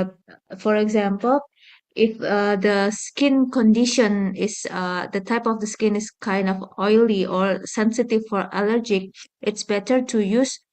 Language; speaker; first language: English; non-native, fluent; Indonesian